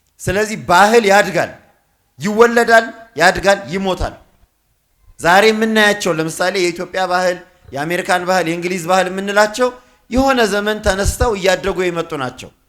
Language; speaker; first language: Amharic; native; Amharic